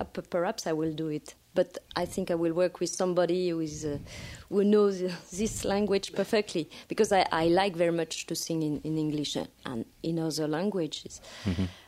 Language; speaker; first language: English; non-native, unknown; French